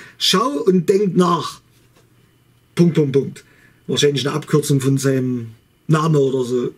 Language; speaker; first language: German; native; German